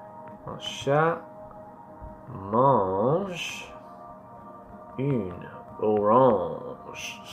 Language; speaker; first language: French; non-native, learner; English